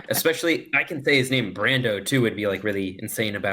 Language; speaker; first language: English; native; English